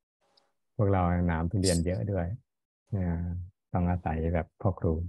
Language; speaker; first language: Thai; native; Thai